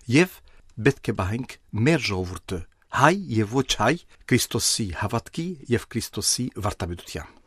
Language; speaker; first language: Armenian; early bilingual, heritage; Armenian